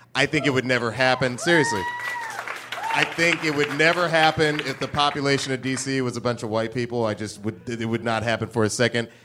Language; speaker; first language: English; native; English